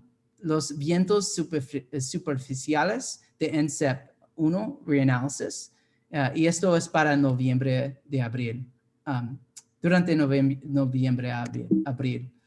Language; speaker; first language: Spanish; non-native, fluent; English